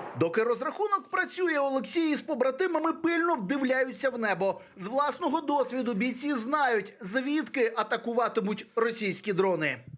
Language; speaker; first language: Ukrainian; native; Ukrainian